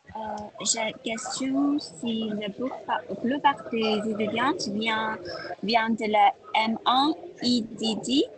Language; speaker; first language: French; non-native, learner; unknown